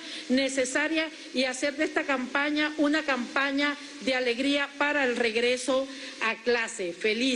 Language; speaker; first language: Spanish; native; Spanish